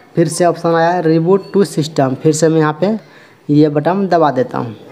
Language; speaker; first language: Hindi; native; Hindi